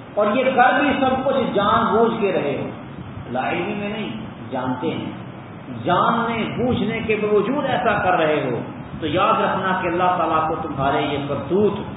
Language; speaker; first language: Urdu; non-native, local second language; Punjabi